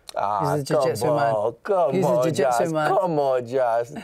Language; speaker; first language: English; native; English